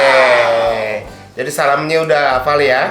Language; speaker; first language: Indonesian; non-native, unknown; Japanese